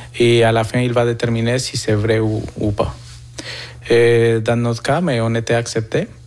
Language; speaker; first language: French; non-native, fluent; Spanish